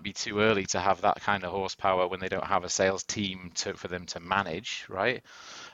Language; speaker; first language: English; native; English